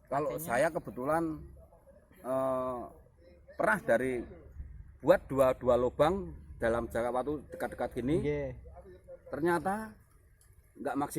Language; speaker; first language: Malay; non-native, local second language; Javanese